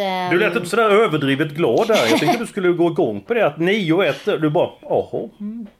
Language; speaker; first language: Swedish; native; Swedish